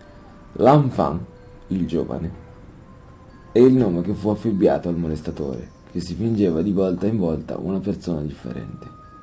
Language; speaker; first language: Italian; native; Italian